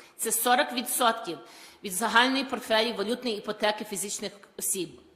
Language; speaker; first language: Ukrainian; early bilingual, heritage; Ukrainian